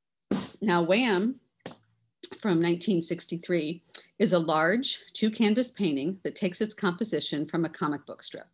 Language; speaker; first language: English; native; English